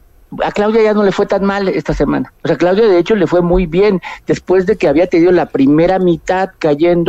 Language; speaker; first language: Spanish; native; Spanish